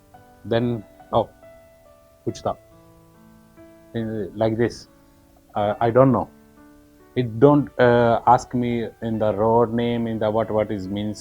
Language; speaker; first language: English; non-native, learner; Urdu